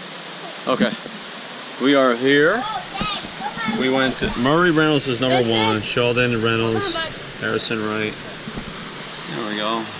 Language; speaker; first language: English; native; English